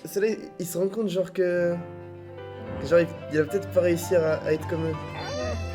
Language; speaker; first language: French; native; French